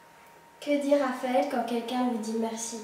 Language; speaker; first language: French; native; French